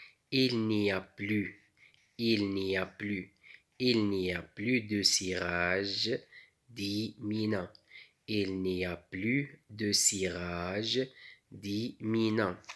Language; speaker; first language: French; non-native, local second language; Arabic